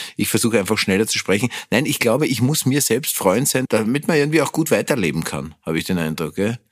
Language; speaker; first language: German; native; German